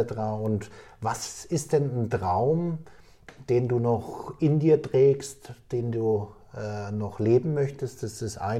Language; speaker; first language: German; native; German